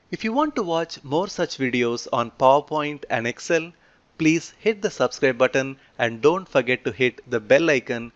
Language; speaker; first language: English; non-native, local second language; Telugu